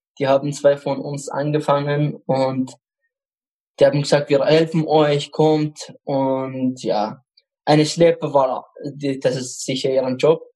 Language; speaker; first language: German; non-native, fluent; Arabic